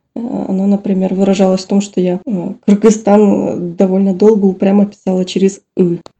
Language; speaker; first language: Russian; native; Russian